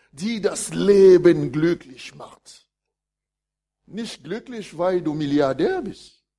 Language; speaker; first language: German; non-native, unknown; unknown